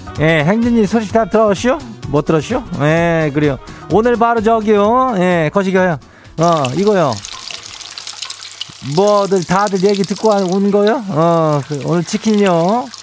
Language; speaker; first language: Korean; native; Korean